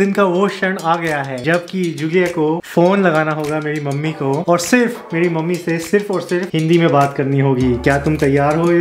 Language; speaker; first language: Hindi; native; Hindi